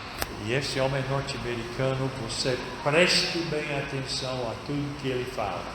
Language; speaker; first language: Portuguese; non-native, fluent; English